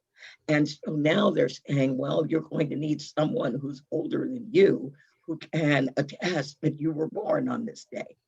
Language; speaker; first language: English; native; English